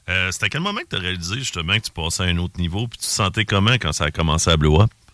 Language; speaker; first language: French; native; French